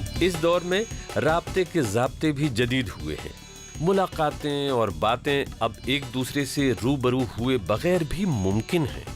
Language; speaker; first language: Urdu; native; Urdu